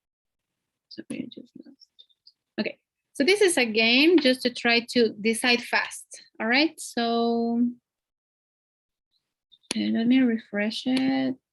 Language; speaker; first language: English; non-native, fluent; Spanish